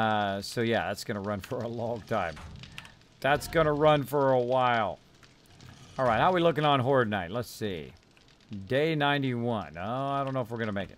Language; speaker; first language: English; native; English